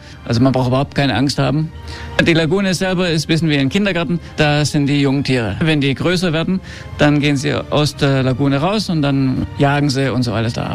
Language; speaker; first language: German; early bilingual, heritage; German